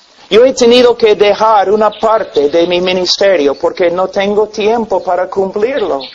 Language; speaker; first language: Spanish; non-native, fluent; English